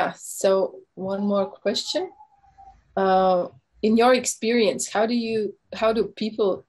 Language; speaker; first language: English; non-native, fluent; Latvian